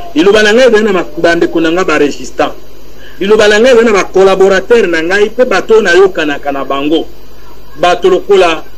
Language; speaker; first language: Lingala; native; Lingala